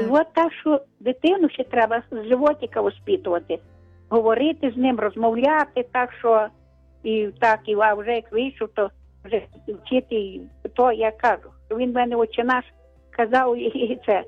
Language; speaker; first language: Ukrainian; native; Ukrainian